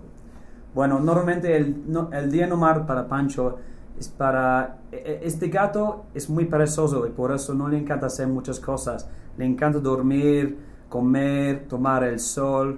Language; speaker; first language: Spanish; non-native, fluent; English